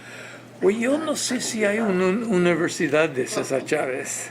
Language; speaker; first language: Spanish; non-native, fluent; English